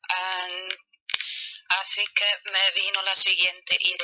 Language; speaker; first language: Spanish; non-native, fluent; German